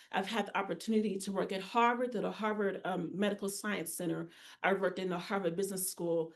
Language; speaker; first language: English; native; English